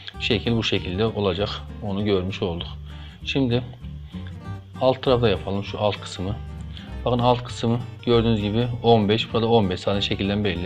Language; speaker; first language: Turkish; native; Turkish